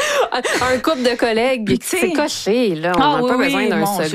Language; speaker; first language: French; native; French